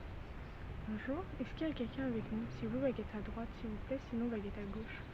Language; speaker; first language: French; native; French